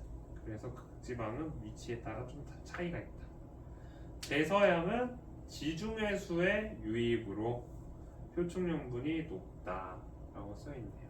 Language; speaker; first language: Korean; native; Korean